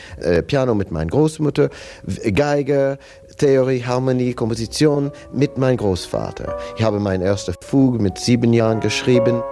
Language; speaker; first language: German; non-native, fluent; English